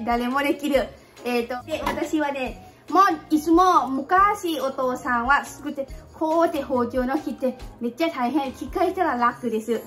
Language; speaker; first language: Japanese; non-native, learner; Lao